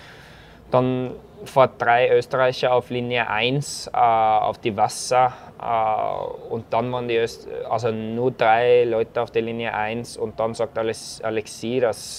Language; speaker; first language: German; non-native, fluent; Norwegian